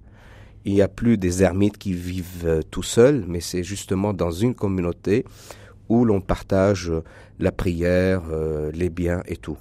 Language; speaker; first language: French; non-native, local second language; Arabic